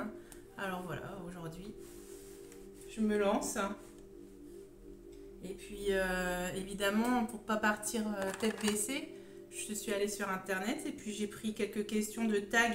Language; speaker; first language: French; native; French